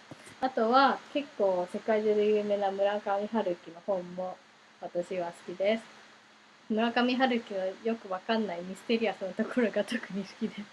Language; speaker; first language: Japanese; early bilingual, heritage; Japanese